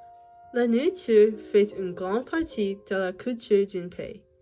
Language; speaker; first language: French; non-native, learner; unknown